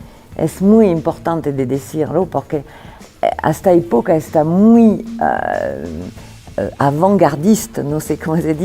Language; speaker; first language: Spanish; non-native, fluent; French